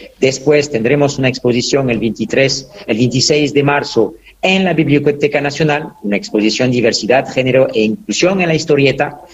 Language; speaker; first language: Spanish; non-native, fluent; French